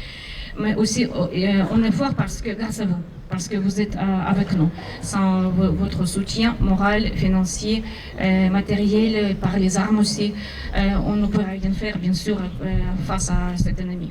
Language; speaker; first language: French; non-native, fluent; Ukrainian